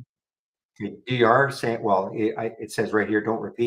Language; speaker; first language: English; native; English